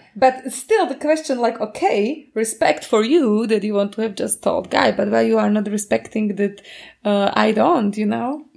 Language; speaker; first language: English; non-native, fluent; Slovak